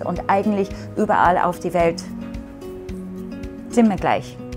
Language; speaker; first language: German; non-native, fluent; English